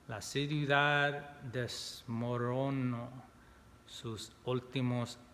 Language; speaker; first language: Spanish; non-native, learner; English